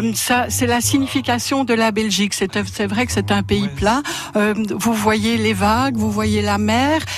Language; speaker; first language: French; native; French